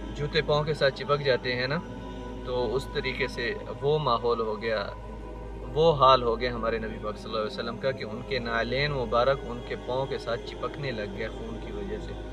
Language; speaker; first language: Urdu; native; Urdu